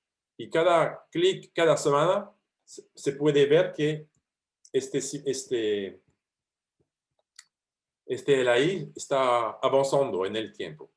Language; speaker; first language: Spanish; non-native, fluent; French